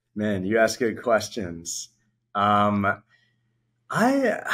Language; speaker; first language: English; native; English